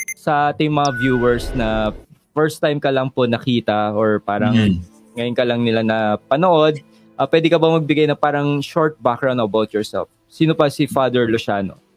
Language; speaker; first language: Filipino; native; Filipino